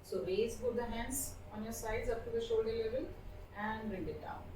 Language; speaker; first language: English; non-native, local second language; Marathi